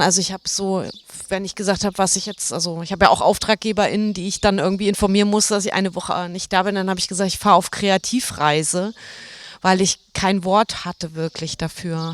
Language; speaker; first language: German; native; German